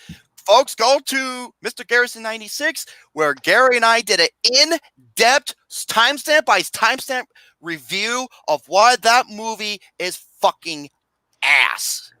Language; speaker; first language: English; native; English